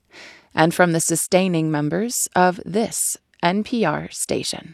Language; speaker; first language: English; native; English